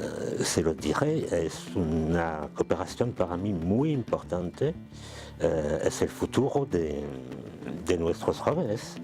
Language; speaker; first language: Spanish; non-native, fluent; French